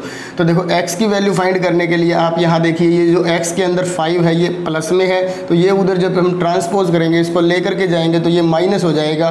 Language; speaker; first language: Hindi; native; Hindi